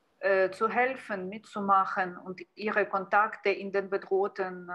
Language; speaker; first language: German; non-native, fluent; Ukrainian